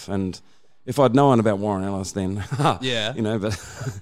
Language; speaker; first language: English; native; English